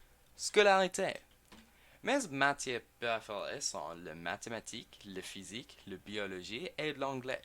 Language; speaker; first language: French; non-native, learner; English